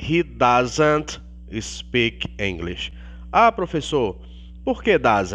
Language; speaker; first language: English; non-native, learner; Portuguese